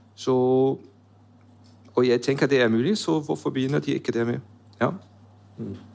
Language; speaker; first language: Norwegian; non-native, learner; German